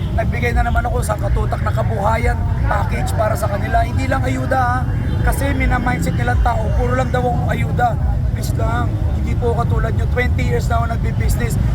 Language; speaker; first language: Filipino; native; Filipino